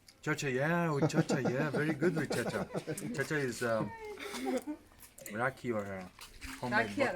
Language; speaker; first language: English; non-native, learner; Romanian